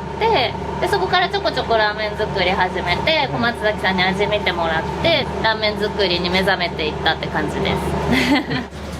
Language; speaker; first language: Japanese; native; Japanese